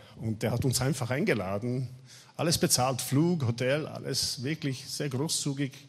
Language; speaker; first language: German; non-native, fluent; Italian